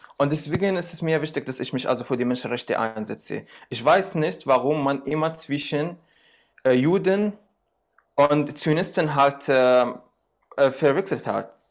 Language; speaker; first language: German; non-native, fluent; Arabic